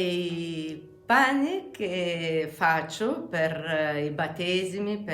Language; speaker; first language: Italian; non-native, fluent; Bulgarian